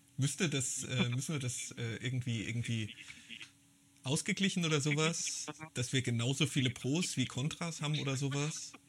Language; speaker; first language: German; native; German